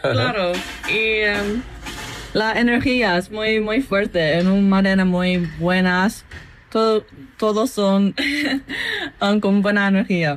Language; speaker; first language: Spanish; non-native, fluent; English